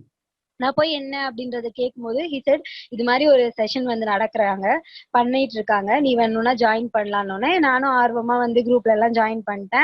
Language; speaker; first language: Tamil; native; Tamil